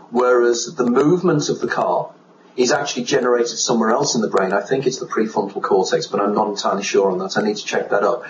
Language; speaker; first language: English; native; English